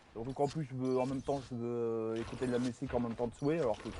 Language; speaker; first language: French; native; French